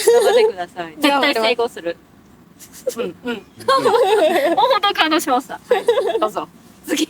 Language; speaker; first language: Japanese; non-native, learner; Cantonese